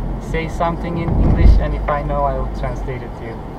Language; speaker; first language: English; non-native, fluent; Turkish